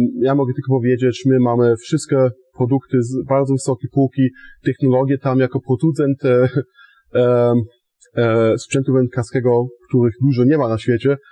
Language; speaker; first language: Polish; non-native, fluent; German